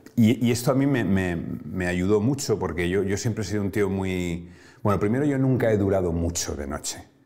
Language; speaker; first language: Spanish; native; Spanish